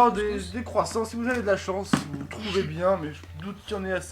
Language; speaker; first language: French; native; French